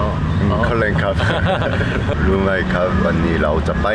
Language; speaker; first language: Thai; non-native, fluent; Korean